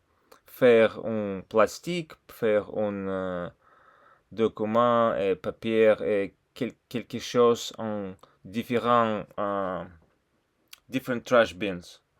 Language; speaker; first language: French; non-native, learner; Russian